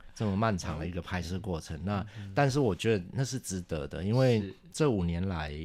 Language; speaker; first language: Chinese; native; Chinese